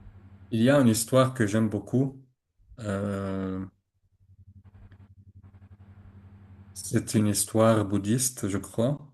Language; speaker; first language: French; non-native, learner; Arabic